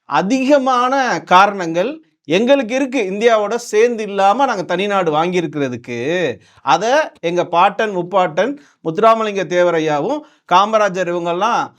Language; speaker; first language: Tamil; non-native, local second language; Telugu